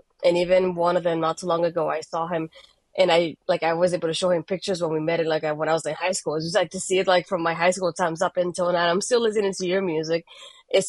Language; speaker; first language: English; non-native, fluent; Spanish